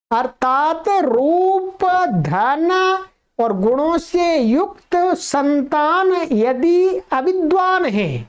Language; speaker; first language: Hindi; native; Hindi